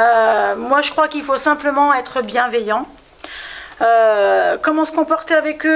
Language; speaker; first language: French; native; French